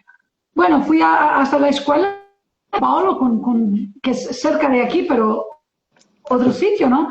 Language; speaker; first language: Spanish; non-native, learner; Portuguese